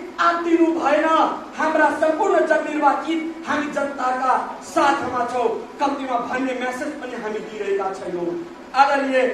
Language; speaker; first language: Nepali; non-native, local second language; Maithili